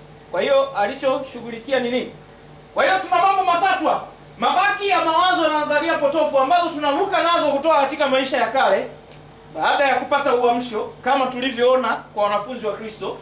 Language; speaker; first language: Swahili; native; Swahili